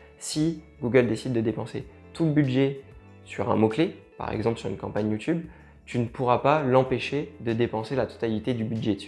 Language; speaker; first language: French; native; French